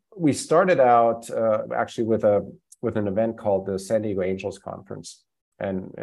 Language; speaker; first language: English; non-native, fluent; German